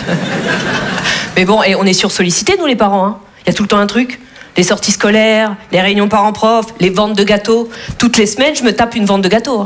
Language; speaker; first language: French; native; French